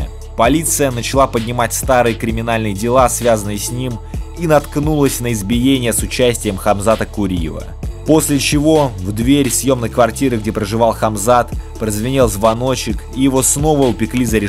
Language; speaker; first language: Russian; native; Russian